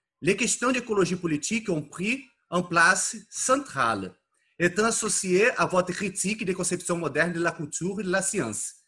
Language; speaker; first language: French; non-native, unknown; Portuguese